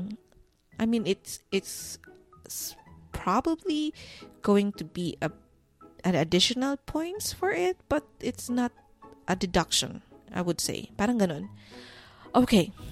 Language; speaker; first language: English; non-native, local second language; Filipino